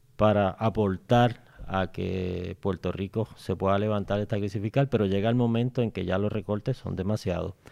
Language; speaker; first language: Spanish; native; Spanish